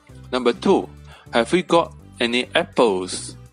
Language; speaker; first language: English; non-native, local second language; Chinese